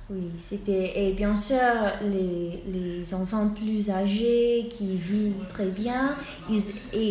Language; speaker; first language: French; non-native, fluent; English